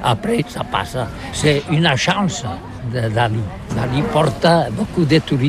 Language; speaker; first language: French; non-native, learner; Catalan